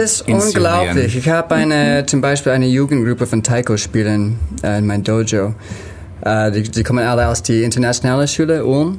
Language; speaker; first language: German; non-native, learner; English